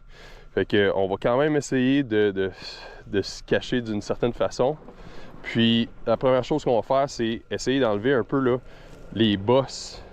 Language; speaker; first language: French; native; French